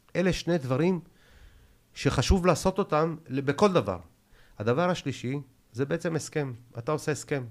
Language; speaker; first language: Hebrew; early bilingual, other home language; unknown